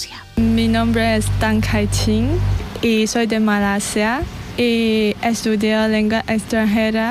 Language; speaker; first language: Spanish; non-native, learner; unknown